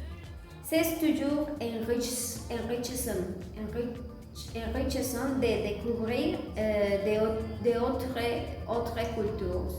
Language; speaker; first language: French; non-native, learner; Spanish